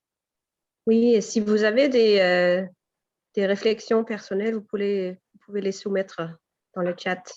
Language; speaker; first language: French; non-native, fluent; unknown